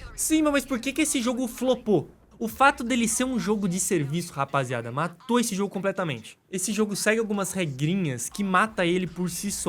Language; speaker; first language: Portuguese; native; Portuguese